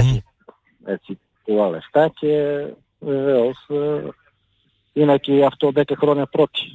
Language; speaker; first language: Greek; non-native, fluent; Bulgarian